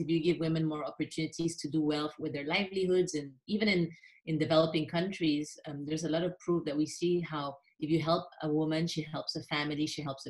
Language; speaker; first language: English; non-native, local second language; French